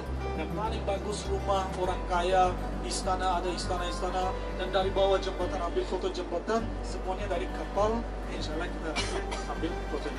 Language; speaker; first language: Indonesian; non-native, fluent; Turkish